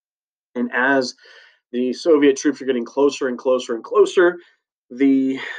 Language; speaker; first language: English; native; English